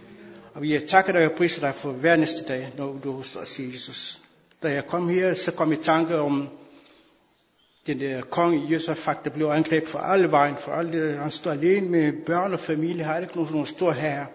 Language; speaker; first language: Danish; non-native, fluent; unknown